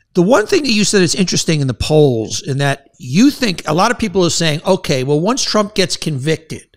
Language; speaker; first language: English; native; English